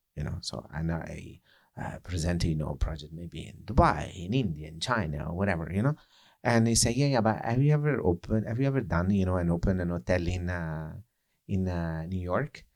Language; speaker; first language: English; non-native, fluent; Italian